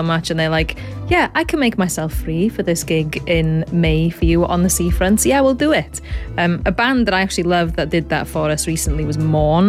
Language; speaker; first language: English; native; English